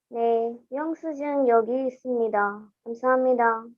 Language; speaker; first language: Korean; non-native, learner; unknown